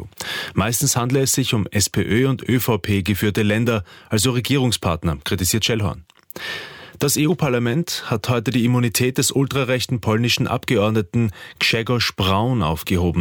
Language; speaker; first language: German; native; German